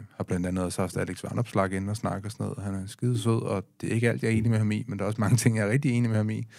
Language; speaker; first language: Danish; native; Danish